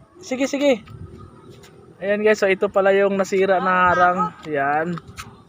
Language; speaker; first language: Filipino; native; Filipino